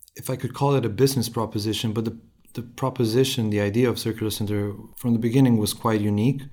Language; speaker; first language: English; non-native, fluent; Romanian